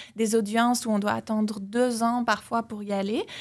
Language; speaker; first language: French; native; French